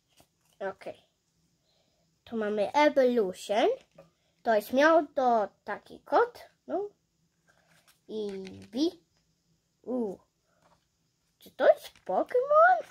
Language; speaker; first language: Polish; early bilingual, heritage; English